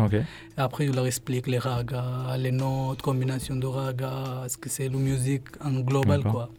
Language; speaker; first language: French; non-native, fluent; Hindi